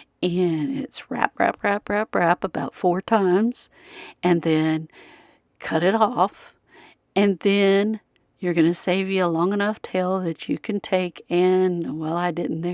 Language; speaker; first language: English; native; English